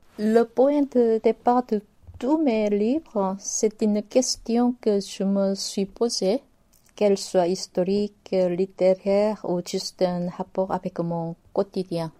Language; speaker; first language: French; non-native, fluent; Korean